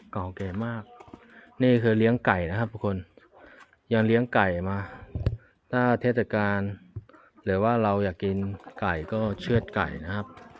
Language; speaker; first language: Thai; native; Thai